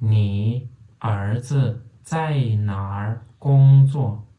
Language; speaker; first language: Chinese; non-native, fluent; Turkmen